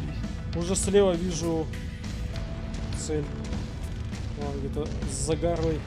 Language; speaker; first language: Russian; native; Russian